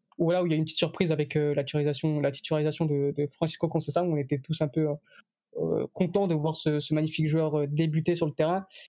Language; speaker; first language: French; native; French